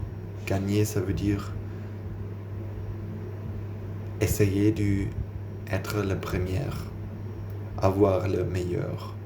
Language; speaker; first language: French; non-native, learner; German